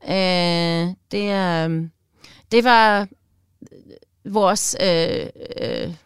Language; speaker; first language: Danish; non-native, learner; English